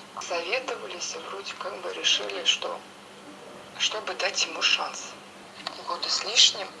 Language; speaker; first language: Russian; native; Russian